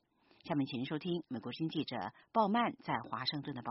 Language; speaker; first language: Chinese; native; Chinese